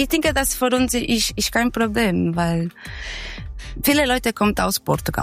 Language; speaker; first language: German; non-native, learner; Portuguese